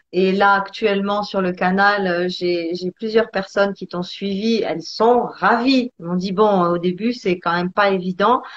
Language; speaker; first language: French; early bilingual, other home language; Italian